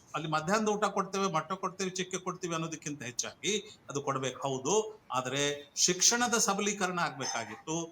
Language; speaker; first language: Kannada; non-native, local second language; Urdu